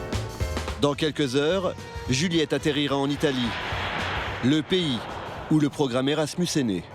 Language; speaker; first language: French; native; French